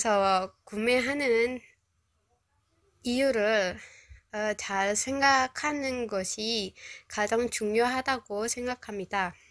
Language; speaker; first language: Korean; non-native, learner; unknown